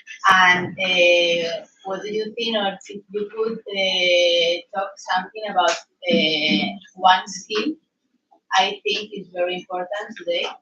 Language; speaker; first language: English; non-native, learner; Spanish